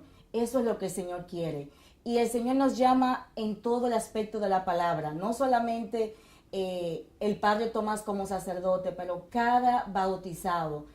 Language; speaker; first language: Spanish; native; Spanish